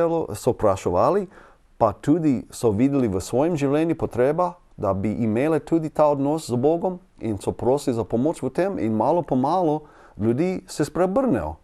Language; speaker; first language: Slovenian; non-native, learner; English